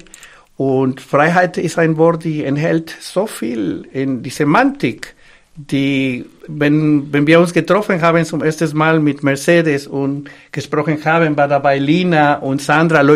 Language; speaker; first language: German; non-native, fluent; Spanish